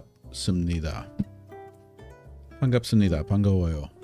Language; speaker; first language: Korean; non-native, learner; English